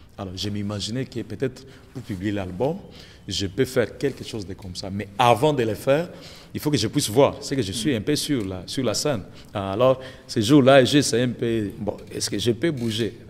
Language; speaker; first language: French; non-native, local second language; Lingala